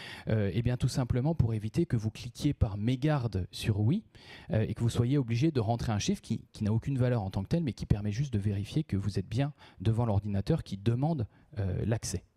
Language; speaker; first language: French; native; French